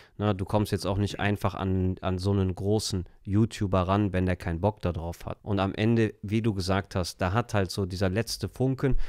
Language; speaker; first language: German; early bilingual, other home language; Turkish